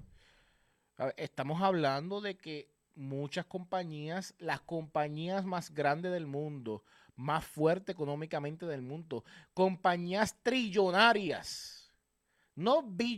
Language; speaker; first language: Spanish; native; Spanish